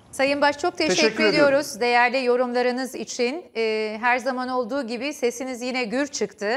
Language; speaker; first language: Turkish; native; Turkish